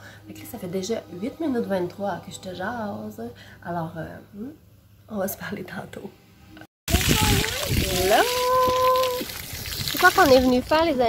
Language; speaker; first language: French; native; French